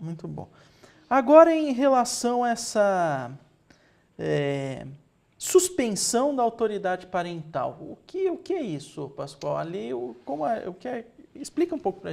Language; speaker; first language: Portuguese; native; Portuguese